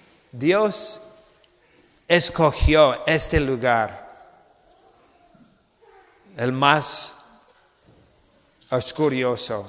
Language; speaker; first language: Spanish; non-native, fluent; English